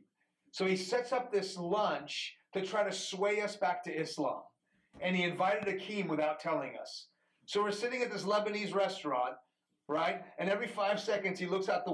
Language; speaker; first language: English; early bilingual, other home language; Persian